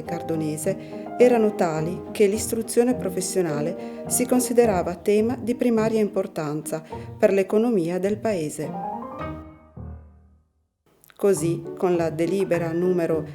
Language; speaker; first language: Italian; native; Italian